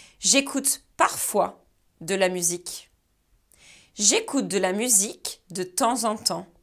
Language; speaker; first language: French; native; French